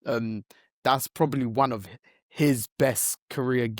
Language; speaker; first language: English; native; English